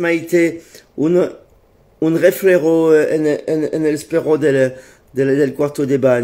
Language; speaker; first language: Spanish; non-native, learner; French